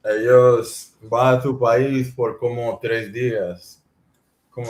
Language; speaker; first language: Spanish; non-native, learner; English